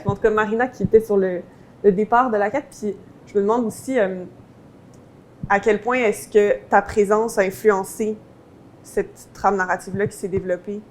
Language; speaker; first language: French; native; French